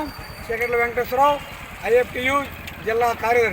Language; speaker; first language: Telugu; native; Telugu